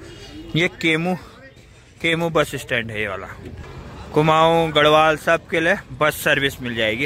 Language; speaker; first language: Hindi; native; Hindi